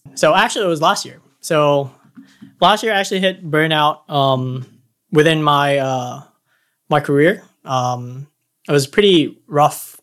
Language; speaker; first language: English; non-native, local second language; Filipino